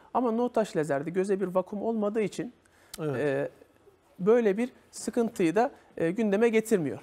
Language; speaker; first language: Turkish; native; Turkish